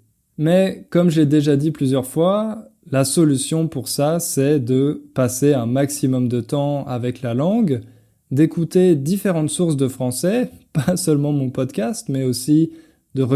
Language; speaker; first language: French; native; French